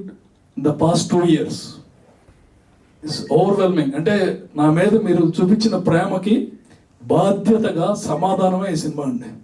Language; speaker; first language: Telugu; native; Telugu